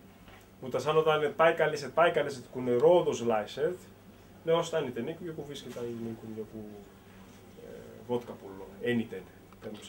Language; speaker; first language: Finnish; early bilingual, heritage; Finnish